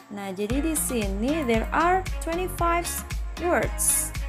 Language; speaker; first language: English; non-native, fluent; Indonesian